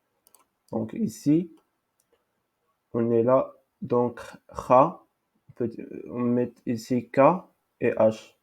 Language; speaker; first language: French; non-native, local second language; Arabic